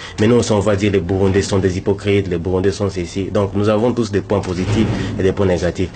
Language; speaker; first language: French; non-native, local second language; Swahili